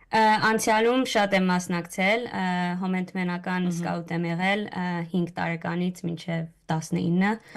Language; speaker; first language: Armenian; early bilingual, heritage; Armenian